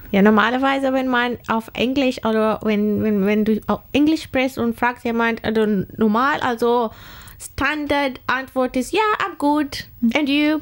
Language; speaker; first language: German; non-native, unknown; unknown